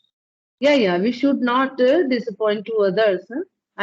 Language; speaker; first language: English; non-native, learner; Punjabi